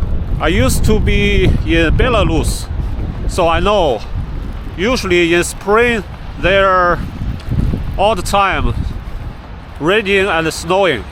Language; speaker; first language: English; non-native, fluent; Chinese